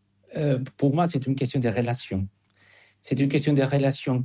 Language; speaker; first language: French; non-native, fluent; Spanish